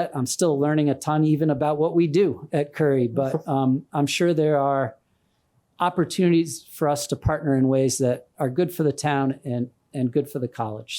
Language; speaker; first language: English; native; English